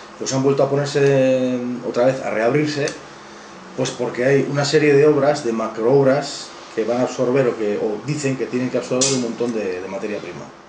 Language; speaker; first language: Spanish; native; Spanish